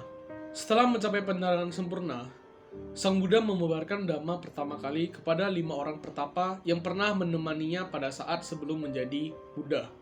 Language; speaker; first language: Indonesian; native; Indonesian